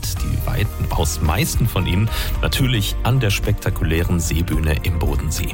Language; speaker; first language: German; native; German